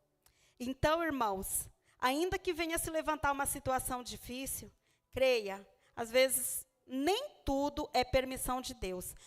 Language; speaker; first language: Portuguese; native; Portuguese